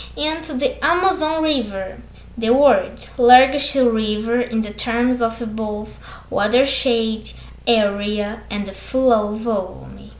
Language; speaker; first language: English; non-native, fluent; Portuguese